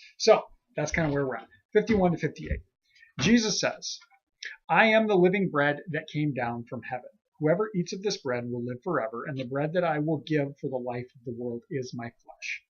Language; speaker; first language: English; native; English